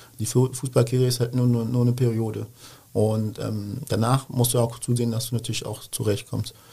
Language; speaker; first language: German; early bilingual, other home language; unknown